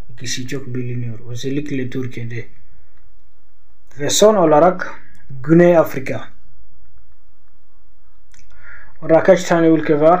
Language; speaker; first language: Turkish; non-native, fluent; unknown